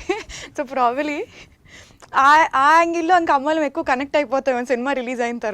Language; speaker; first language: Telugu; native; Telugu